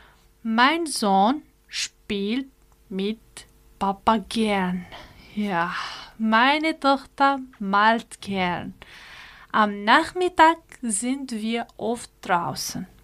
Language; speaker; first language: German; non-native, learner; Arabic